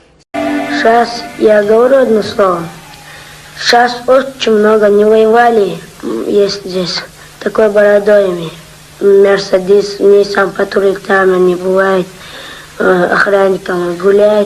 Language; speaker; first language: Russian; non-native, local second language; Chechen